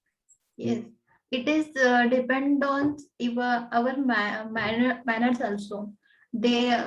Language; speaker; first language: English; non-native, learner; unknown